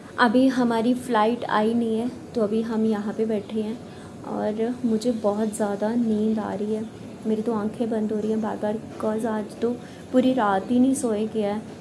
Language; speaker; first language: Hindi; native; Hindi